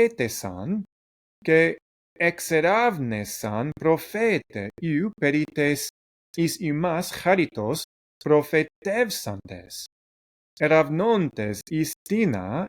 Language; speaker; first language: Greek; non-native, fluent; English